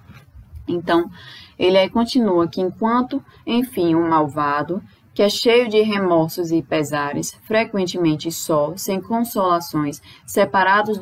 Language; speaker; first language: Portuguese; native; Portuguese